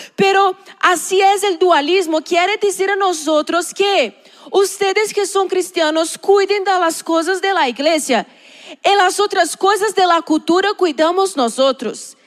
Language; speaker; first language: Spanish; non-native, learner; Portuguese